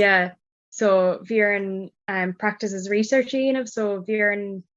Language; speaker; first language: Irish; non-native, local second language; English